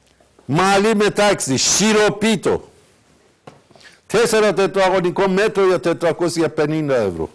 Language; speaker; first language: Greek; non-native, learner; Persian